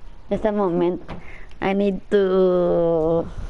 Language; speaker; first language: English; non-native, local second language; Filipino